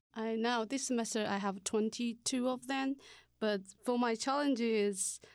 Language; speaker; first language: English; non-native, learner; Chinese